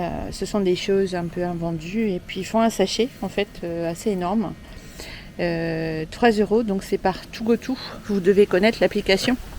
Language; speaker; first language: French; native; French